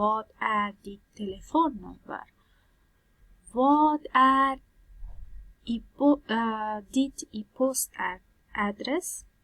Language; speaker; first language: Swedish; non-native, learner; Persian